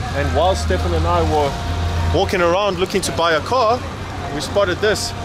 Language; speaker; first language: English; native; English